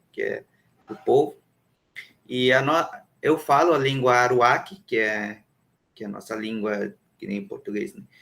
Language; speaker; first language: Portuguese; non-native, local second language; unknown